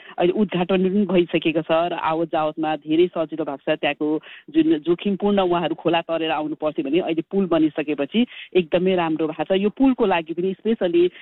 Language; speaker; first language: Nepali; native; Nepali